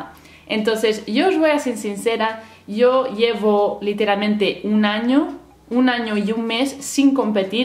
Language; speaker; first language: Spanish; native; Spanish